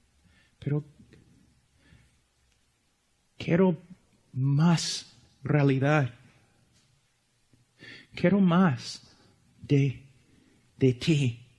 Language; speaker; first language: Spanish; non-native, fluent; English